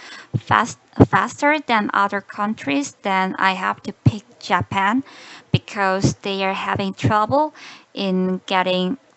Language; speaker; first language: English; non-native, learner; Korean